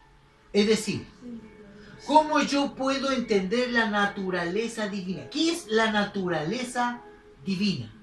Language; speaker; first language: Spanish; native; Spanish